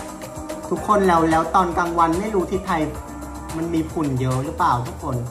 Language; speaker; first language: Thai; non-native, fluent; Vietnamese